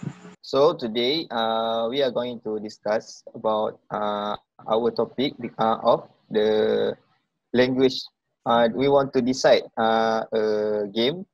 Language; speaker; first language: English; non-native, local second language; Malay